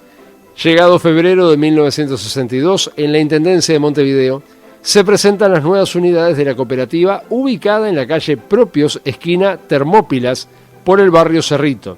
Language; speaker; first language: Spanish; native; Spanish